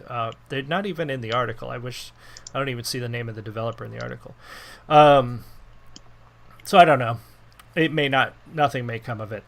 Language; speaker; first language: English; native; English